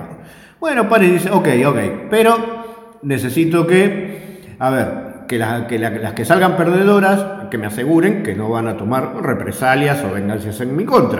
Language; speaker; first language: Spanish; native; Spanish